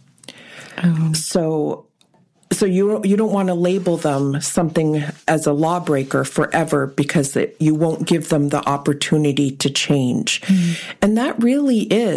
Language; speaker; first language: English; early bilingual, other home language; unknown